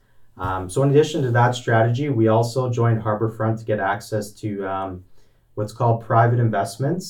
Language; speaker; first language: English; native; English